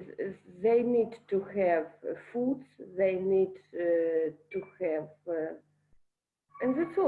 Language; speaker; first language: English; non-native, learner; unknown